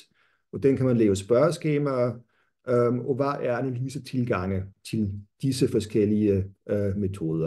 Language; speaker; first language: Danish; non-native, fluent; German